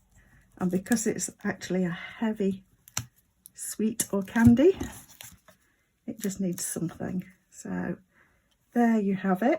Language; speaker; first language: English; native; English